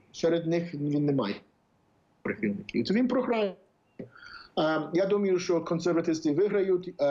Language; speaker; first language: Ukrainian; early bilingual, heritage; English